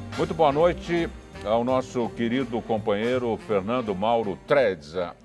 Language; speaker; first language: Portuguese; native; Portuguese